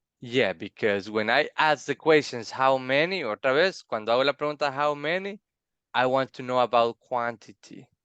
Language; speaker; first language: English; non-native, fluent; Spanish